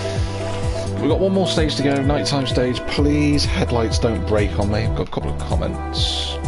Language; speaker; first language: English; native; English